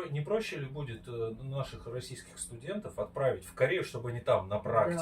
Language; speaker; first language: Russian; native; Russian